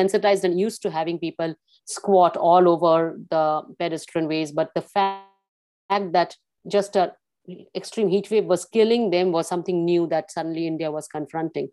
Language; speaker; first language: English; non-native, local second language; Bangla